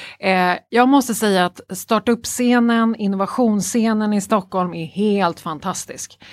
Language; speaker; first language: Swedish; native; Swedish